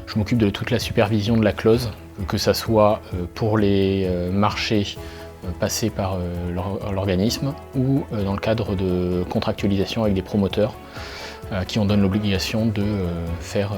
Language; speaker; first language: French; native; French